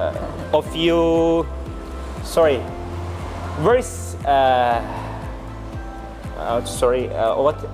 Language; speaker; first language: English; non-native, learner; Indonesian